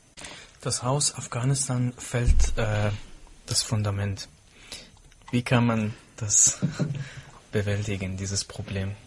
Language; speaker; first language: German; non-native, fluent; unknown